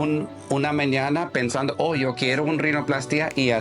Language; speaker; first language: Spanish; non-native, learner; English